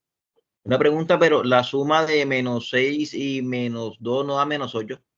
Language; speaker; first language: Spanish; native; Spanish